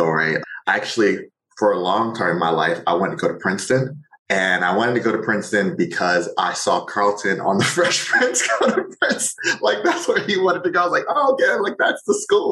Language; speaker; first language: English; native; English